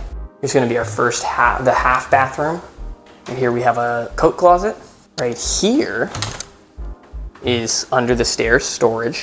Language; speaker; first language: English; native; English